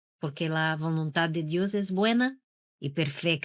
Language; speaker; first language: Spanish; non-native, learner; Portuguese